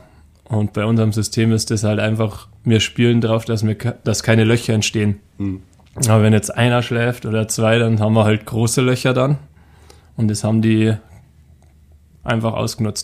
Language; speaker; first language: German; native; German